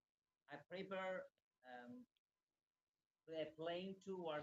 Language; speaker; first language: English; non-native, learner; Bangla